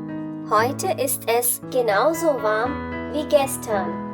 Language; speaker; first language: German; non-native, fluent; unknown